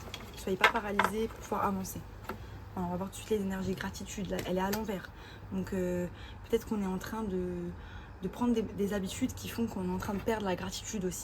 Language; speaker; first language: French; native; French